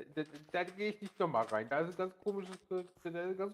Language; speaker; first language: German; native; German